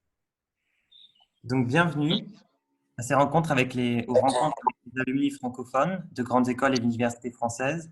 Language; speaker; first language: French; native; French